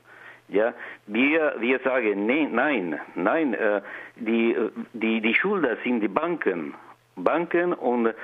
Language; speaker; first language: German; non-native, learner; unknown